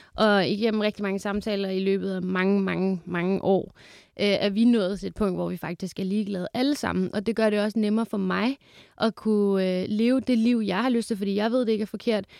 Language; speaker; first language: Danish; early bilingual, other home language; Kurdish